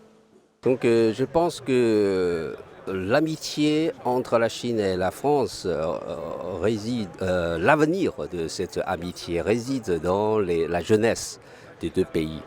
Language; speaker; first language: French; non-native, fluent; Chinese